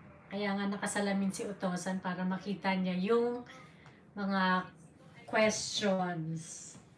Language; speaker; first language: Filipino; native; Filipino